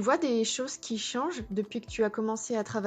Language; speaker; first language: French; native; French